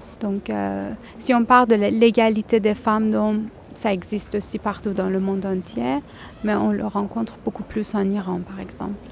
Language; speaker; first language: French; non-native, fluent; Persian